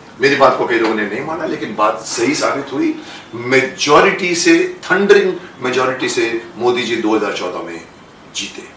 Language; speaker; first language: Hindi; native; Hindi